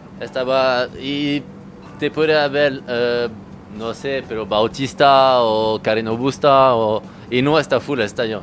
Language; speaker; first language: Spanish; non-native, learner; French